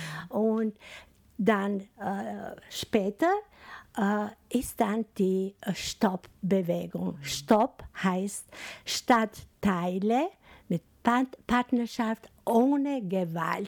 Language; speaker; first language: German; non-native, learner; Albanian